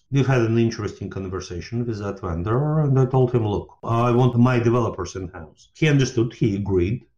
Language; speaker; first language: English; non-native, fluent; Ukrainian